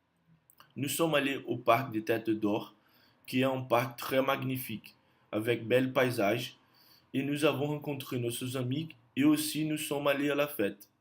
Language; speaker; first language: French; non-native, learner; Portuguese